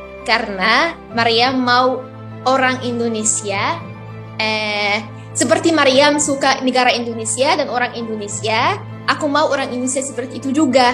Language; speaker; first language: Indonesian; non-native, fluent; Arabic